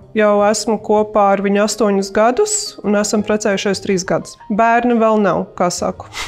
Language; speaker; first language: Latvian; native; Latvian